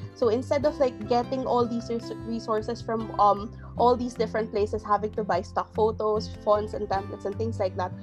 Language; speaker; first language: English; non-native, local second language; Filipino